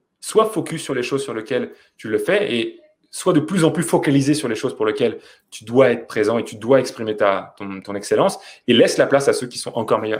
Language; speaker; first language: French; native; French